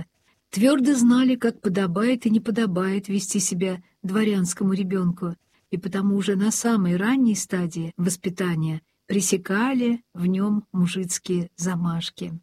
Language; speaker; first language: Russian; native; Russian